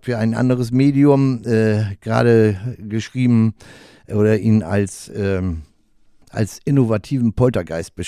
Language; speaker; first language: German; native; German